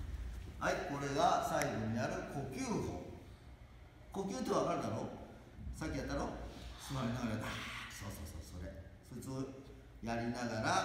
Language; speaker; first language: Japanese; native; Japanese